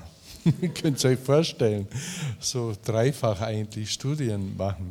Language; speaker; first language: German; native; German